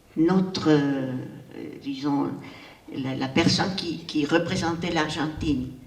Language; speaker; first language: French; non-native, fluent; Spanish